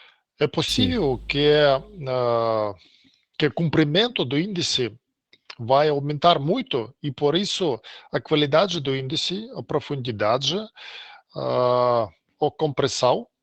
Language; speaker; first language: Portuguese; non-native, learner; Russian